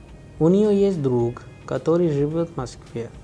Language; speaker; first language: Russian; non-native, fluent; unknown